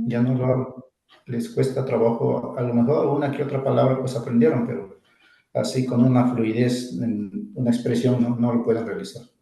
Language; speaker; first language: Spanish; non-native, local second language; Zapotec